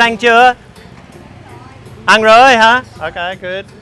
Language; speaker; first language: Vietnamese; non-native, learner; English